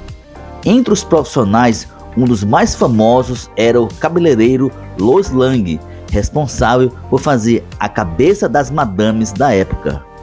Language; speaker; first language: Portuguese; native; Portuguese